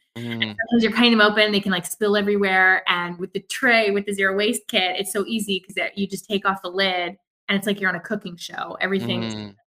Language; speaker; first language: English; native; English